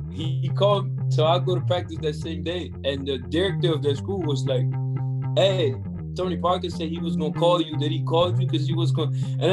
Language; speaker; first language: English; non-native, fluent; French